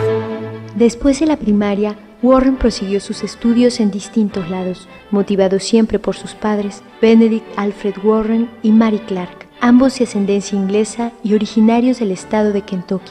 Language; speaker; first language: Spanish; native; Spanish